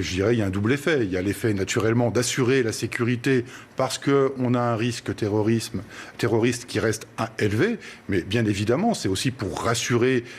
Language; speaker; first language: French; native; French